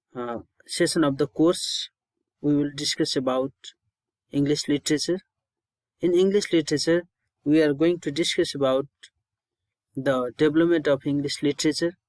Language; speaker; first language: English; non-native, local second language; Nepali